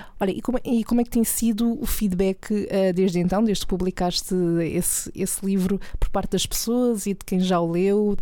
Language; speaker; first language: Portuguese; native; Portuguese